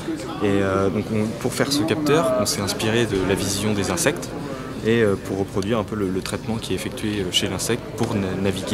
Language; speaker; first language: French; native; French